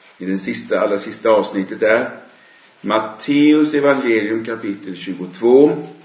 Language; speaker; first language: Swedish; native; Swedish